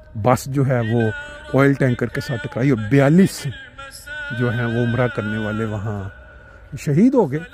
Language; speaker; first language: Urdu; non-native, local second language; Punjabi